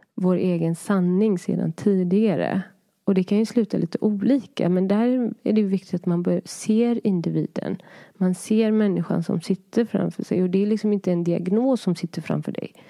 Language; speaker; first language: Swedish; early bilingual, other home language; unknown